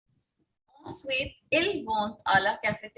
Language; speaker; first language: French; non-native, fluent; Hindi